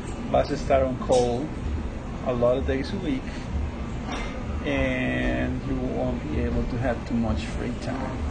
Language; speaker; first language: English; non-native, fluent; Spanish